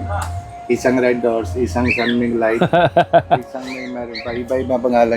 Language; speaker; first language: Filipino; non-native, learner; Punjabi